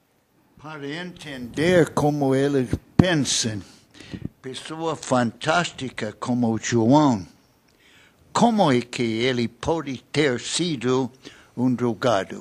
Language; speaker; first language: Portuguese; non-native, learner; English